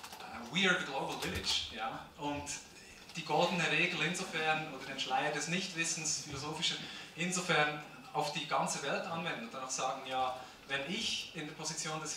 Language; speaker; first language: German; native; German